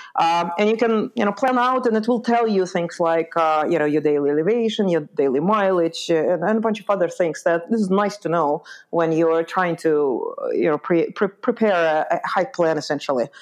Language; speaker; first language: English; early bilingual, other home language; Lithuanian